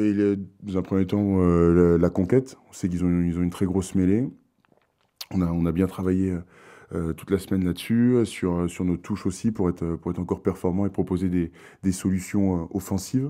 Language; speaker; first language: French; native; French